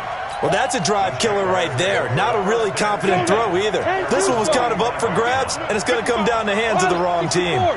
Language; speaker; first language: English; native; English